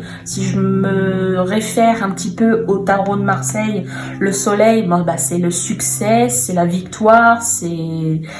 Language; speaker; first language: French; native; French